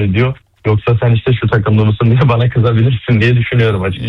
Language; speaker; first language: Turkish; native; Turkish